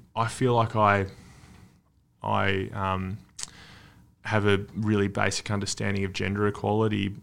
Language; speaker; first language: English; native; English